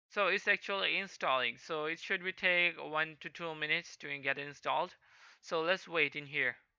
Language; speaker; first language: English; non-native, local second language; Hindi